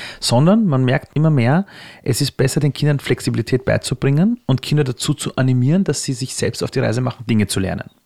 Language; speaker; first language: German; early bilingual, other home language; Persian